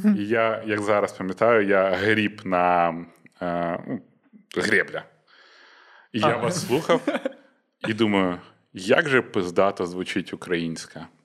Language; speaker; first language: Ukrainian; non-native, local second language; Russian